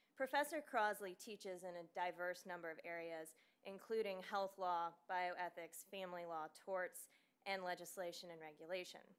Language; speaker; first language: English; native; English